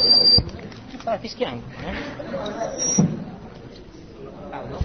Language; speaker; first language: Italian; native; Italian